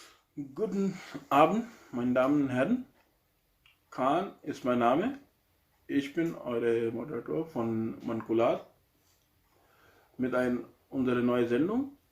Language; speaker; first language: German; non-native, learner; Urdu